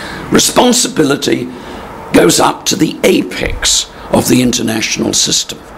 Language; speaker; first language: English; native; English